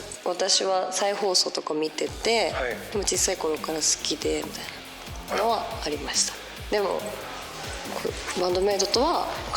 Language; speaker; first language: Japanese; native; Japanese